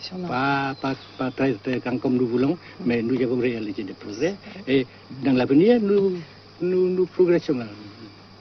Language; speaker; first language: French; non-native, fluent; Vietnamese